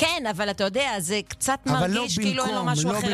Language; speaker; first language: Hebrew; native; Hebrew